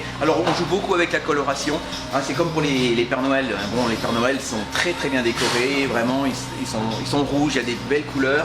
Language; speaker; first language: French; native; French